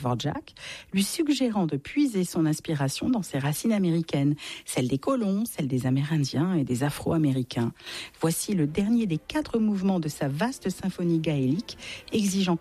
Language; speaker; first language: French; native; French